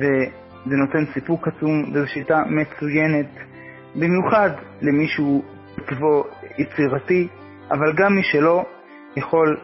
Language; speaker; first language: Hebrew; native; Hebrew